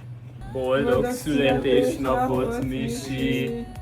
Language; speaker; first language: Hungarian; non-native, learner; Portuguese